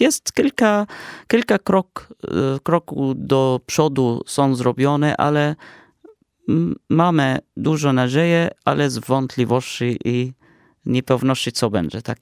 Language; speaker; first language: Polish; non-native, fluent; Arabic